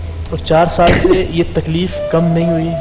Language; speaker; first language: Urdu; native; Urdu